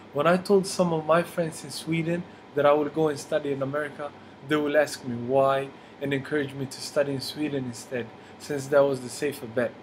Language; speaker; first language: English; non-native, fluent; Somali